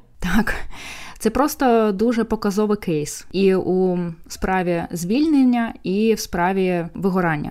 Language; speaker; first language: Ukrainian; non-native, local second language; Russian